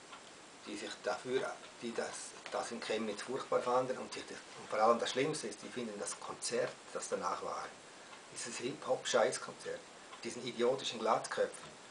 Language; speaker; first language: German; native; German